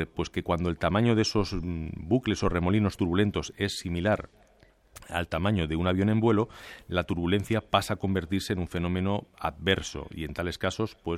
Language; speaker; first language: Spanish; native; Spanish